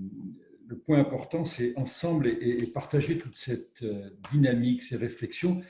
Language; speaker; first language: French; native; French